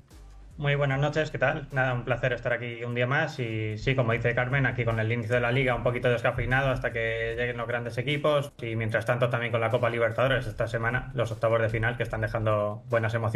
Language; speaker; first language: Spanish; native; Spanish